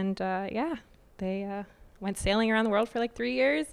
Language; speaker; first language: English; native; English